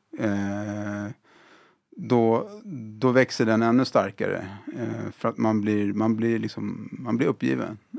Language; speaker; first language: Swedish; early bilingual, other home language; Arabic